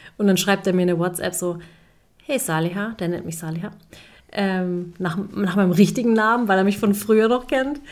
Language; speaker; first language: German; early bilingual, other home language; Turkish